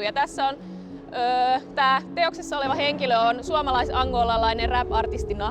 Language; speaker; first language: Finnish; native; Finnish